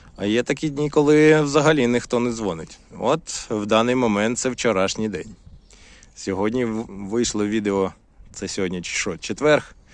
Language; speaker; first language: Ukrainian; non-native, local second language; Russian